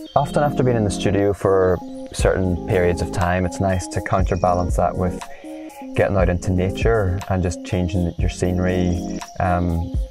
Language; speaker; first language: English; native; English